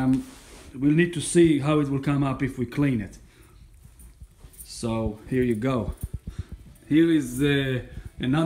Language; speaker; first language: English; non-native, fluent; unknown